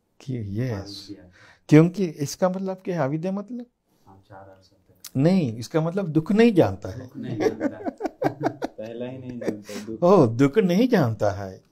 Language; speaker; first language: Hindi; non-native, fluent; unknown